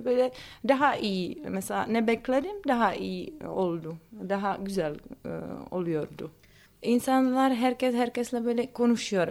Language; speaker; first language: Turkish; non-native, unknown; Czech